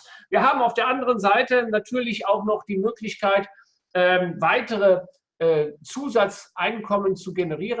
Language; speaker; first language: German; native; German